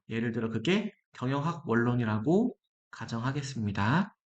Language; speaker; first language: Korean; native; Korean